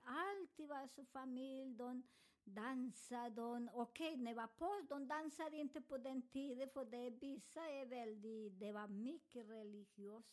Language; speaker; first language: Swedish; non-native, learner; Spanish